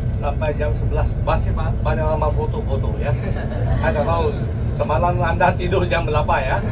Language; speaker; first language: Malay; non-native, local second language; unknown